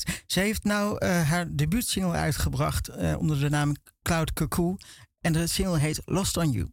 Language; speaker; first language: Dutch; native; Dutch